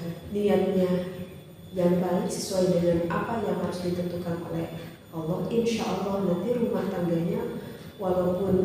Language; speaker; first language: Indonesian; native; Indonesian